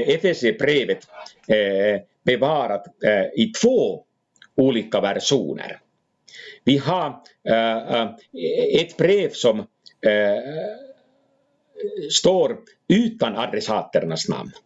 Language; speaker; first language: Swedish; non-native, fluent; Finnish